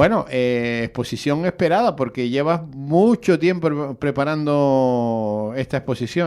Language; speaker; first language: Spanish; native; Spanish